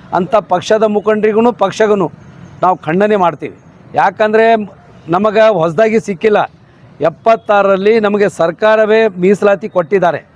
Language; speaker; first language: Kannada; non-native, local second language; Lambadi